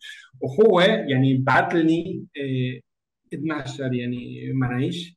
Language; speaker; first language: Arabic; non-native, learner; Spanish